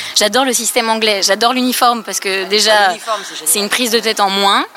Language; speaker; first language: French; native; French